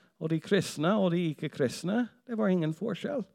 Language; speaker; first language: Norwegian; non-native, fluent; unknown